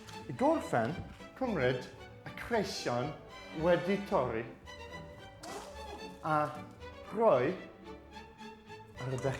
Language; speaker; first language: Welsh; non-native, learner; English